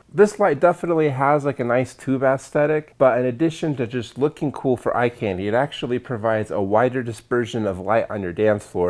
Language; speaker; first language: English; native; English